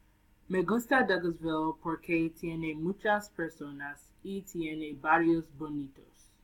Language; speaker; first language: Spanish; non-native, learner; English